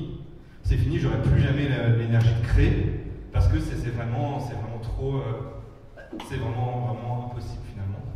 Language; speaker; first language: French; native; French